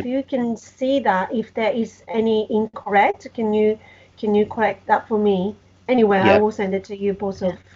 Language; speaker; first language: English; non-native, fluent; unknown